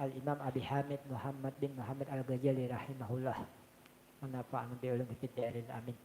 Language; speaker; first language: Indonesian; non-native, local second language; Banjar